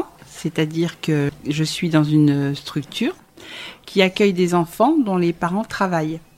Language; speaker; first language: French; native; French